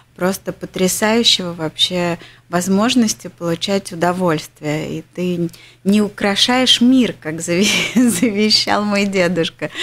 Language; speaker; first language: Russian; native; Russian